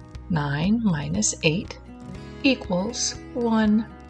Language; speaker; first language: English; native; English